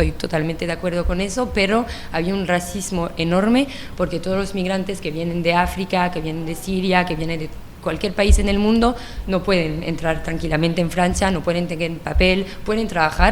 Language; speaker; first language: Spanish; non-native, fluent; French